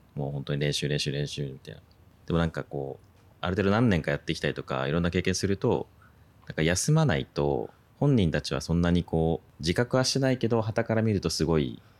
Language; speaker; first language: Japanese; native; Japanese